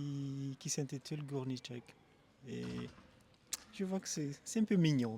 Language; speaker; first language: French; non-native, local second language; Malagasy